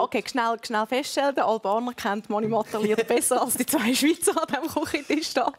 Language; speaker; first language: German; native; German